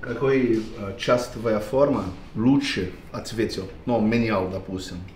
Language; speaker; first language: Russian; non-native, learner; Portuguese